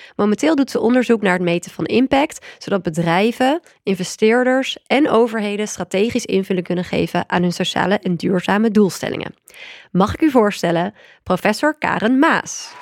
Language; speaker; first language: Dutch; native; Dutch